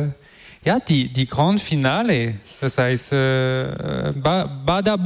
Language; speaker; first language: German; non-native, learner; French